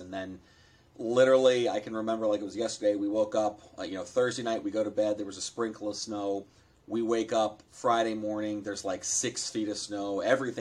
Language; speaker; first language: English; native; English